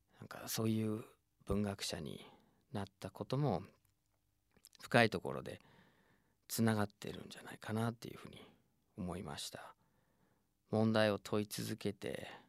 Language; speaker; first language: Japanese; non-native, fluent; English